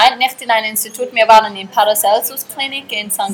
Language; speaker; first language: German; early bilingual, heritage; German